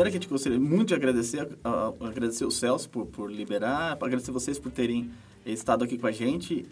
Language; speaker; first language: Portuguese; native; Portuguese